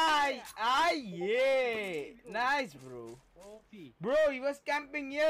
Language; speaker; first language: English; non-native, local second language; Hindi